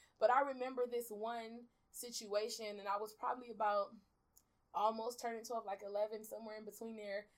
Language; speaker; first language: English; early bilingual, other home language; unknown